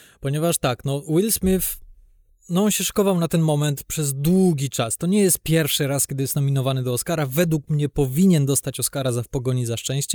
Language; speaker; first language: Polish; native; Polish